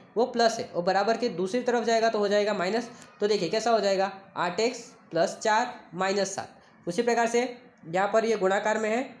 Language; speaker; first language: Hindi; non-native, local second language; Gujarati